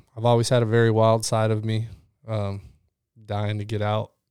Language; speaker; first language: English; native; English